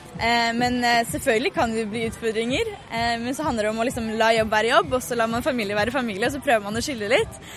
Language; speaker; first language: Norwegian; native; Norwegian